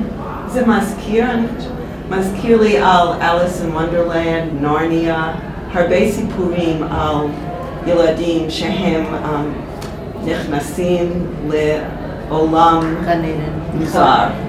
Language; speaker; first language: Hebrew; non-native, fluent; English